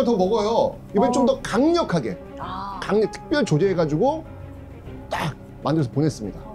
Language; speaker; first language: Korean; native; Korean